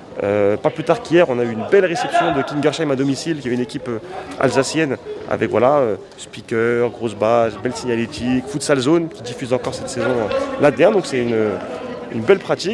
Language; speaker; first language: French; native; French